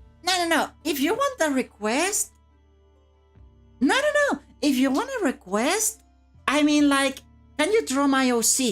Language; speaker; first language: English; non-native, fluent; Spanish